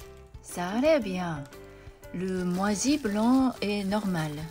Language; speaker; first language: French; non-native, fluent; Japanese